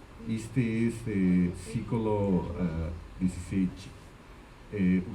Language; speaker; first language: Portuguese; non-native, fluent; Spanish